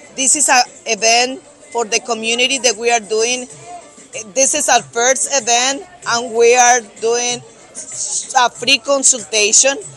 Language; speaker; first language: English; non-native, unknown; Spanish